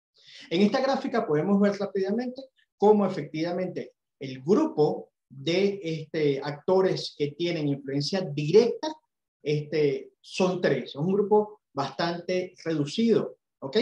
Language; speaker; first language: Spanish; native; Spanish